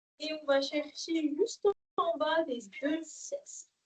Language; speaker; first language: French; native; French